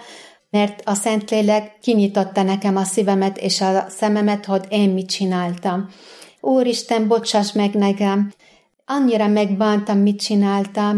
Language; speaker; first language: Hungarian; non-native, fluent; Arabic